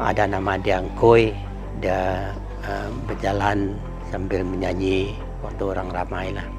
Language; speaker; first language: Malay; non-native, local second language; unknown